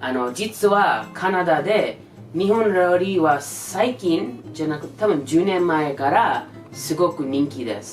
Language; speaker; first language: Japanese; non-native, learner; English